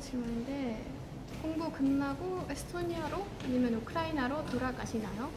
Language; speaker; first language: Korean; non-native, fluent; Estonian